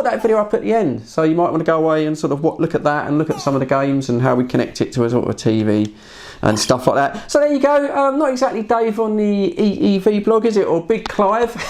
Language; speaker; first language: English; native; English